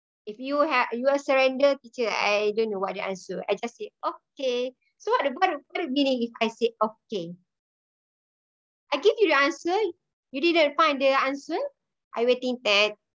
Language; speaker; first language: English; non-native, local second language; Malay